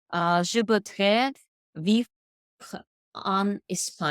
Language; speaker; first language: French; non-native, learner; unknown